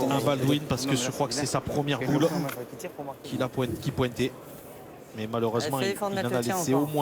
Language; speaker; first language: French; native; French